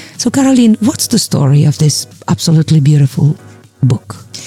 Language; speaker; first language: English; non-native, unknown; Romanian